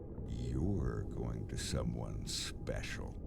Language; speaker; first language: English; native; English